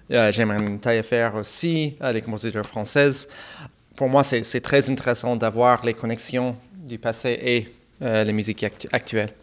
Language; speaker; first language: French; non-native, fluent; English